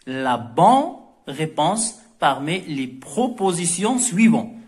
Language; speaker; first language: French; non-native, local second language; Arabic